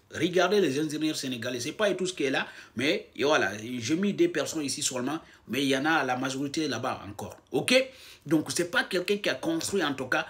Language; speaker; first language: French; non-native, local second language; Fula